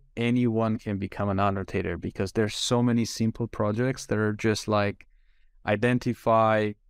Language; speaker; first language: English; non-native, fluent; Armenian